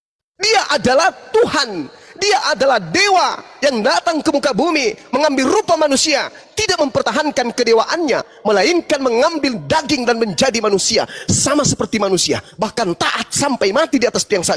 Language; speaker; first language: Indonesian; native; Indonesian